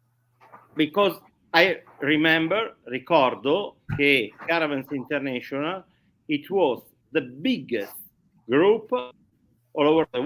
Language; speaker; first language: English; non-native, learner; Italian